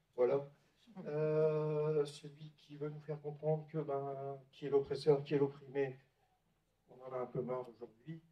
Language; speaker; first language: French; native; French